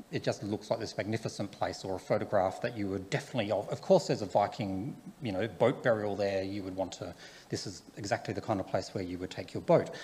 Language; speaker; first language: English; native; English